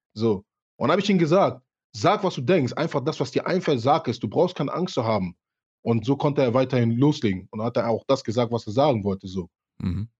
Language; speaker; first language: German; early bilingual, other home language; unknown